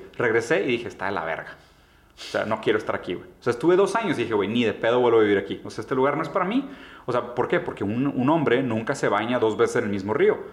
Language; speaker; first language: Spanish; early bilingual, other home language; Portuguese